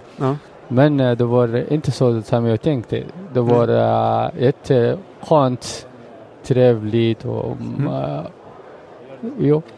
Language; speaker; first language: Swedish; non-native, learner; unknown